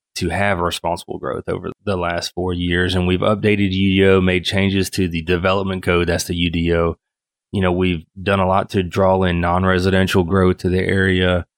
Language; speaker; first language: English; native; English